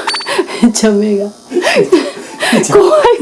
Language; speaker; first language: Japanese; native; Japanese